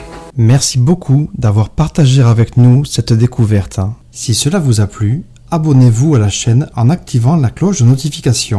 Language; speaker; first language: French; native; French